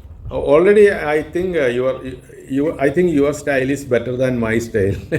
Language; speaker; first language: English; non-native, local second language; Malayalam